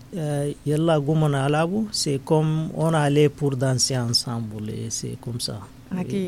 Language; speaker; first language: French; non-native, learner; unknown